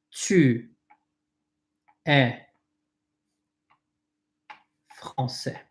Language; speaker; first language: French; non-native, fluent; English